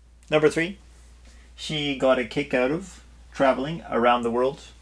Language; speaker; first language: English; native; English